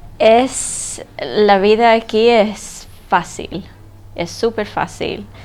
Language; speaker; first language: Spanish; early bilingual, heritage; English